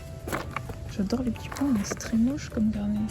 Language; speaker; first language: French; native; French